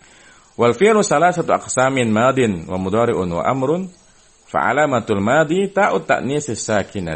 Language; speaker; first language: Arabic; non-native, fluent; Indonesian